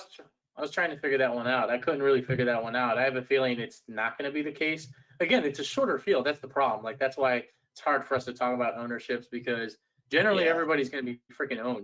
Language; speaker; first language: English; native; English